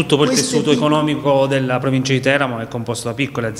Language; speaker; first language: Italian; native; Italian